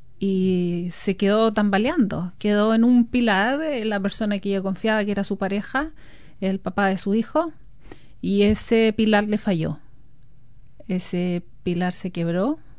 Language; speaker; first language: Spanish; native; Spanish